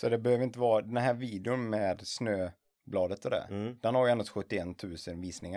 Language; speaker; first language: Swedish; native; Swedish